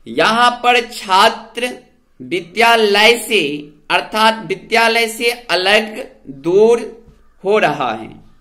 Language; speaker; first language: Hindi; native; Hindi